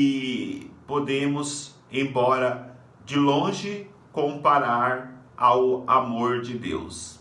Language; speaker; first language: Portuguese; native; Portuguese